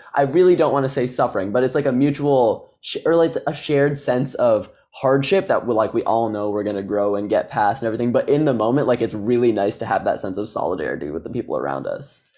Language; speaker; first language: English; native; English